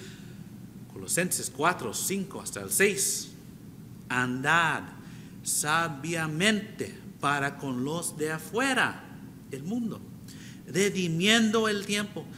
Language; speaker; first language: Spanish; non-native, fluent; English